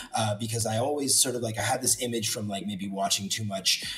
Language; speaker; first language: English; native; English